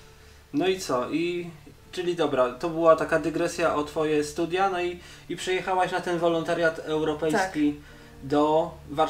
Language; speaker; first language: Polish; native; Polish